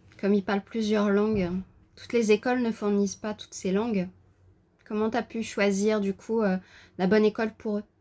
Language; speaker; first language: French; native; French